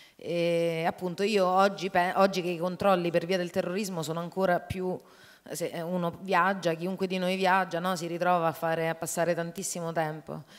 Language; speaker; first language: Italian; native; Italian